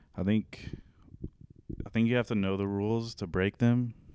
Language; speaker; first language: English; native; English